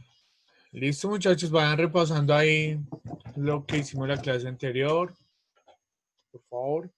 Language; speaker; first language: Spanish; native; Spanish